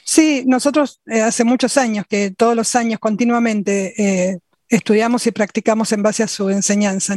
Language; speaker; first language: Spanish; native; Spanish